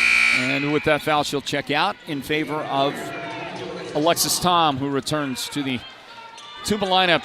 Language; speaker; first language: English; native; English